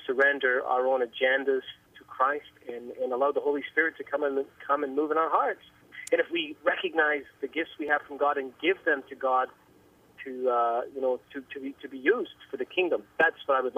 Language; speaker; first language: English; native; English